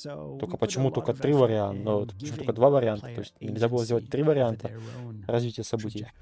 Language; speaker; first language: Russian; native; Russian